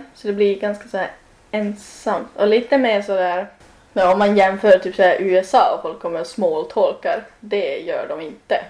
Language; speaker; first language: Swedish; non-native, local second language; Finnish